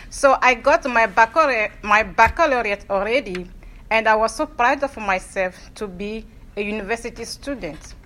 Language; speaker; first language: English; non-native, fluent; Ewe